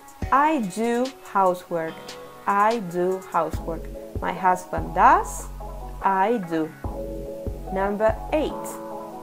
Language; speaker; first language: English; non-native, fluent; Spanish